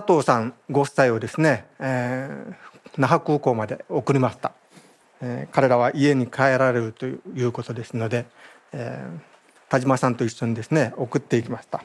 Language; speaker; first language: Japanese; native; Japanese